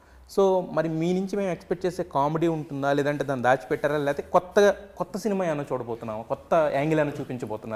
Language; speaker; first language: Telugu; native; Telugu